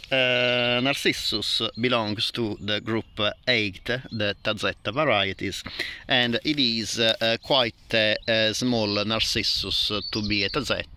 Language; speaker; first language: English; non-native, fluent; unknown